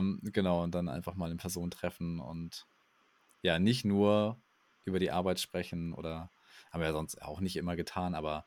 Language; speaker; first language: German; native; German